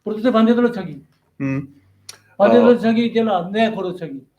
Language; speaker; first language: Czech; non-native, learner; Korean